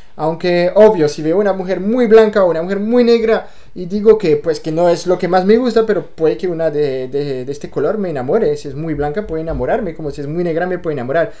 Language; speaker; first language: Spanish; non-native, fluent; French